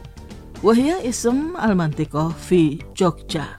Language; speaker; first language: Arabic; non-native, fluent; Indonesian